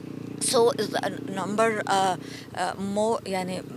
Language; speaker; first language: English; non-native, learner; Arabic